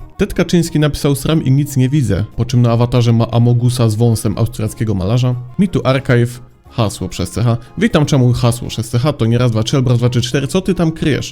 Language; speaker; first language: Polish; native; Polish